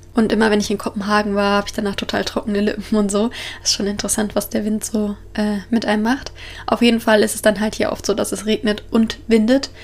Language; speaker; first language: German; native; German